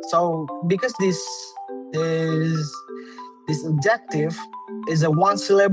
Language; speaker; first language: English; non-native, learner; Indonesian